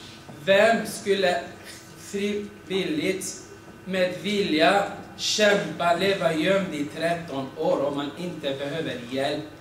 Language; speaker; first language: Swedish; non-native, fluent; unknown